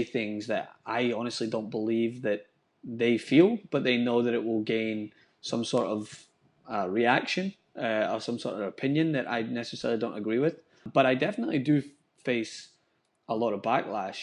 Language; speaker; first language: English; native; English